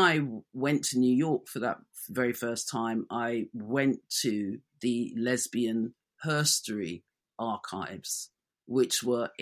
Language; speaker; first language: English; native; English